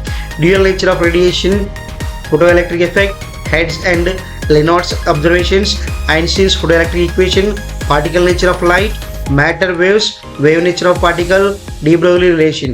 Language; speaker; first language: English; non-native, local second language; Telugu